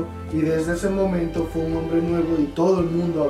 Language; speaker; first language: Spanish; native; Spanish